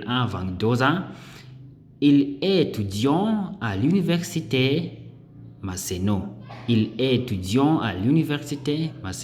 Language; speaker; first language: French; non-native, learner; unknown